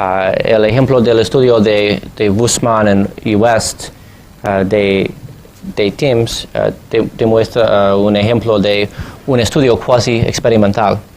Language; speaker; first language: Spanish; non-native, fluent; English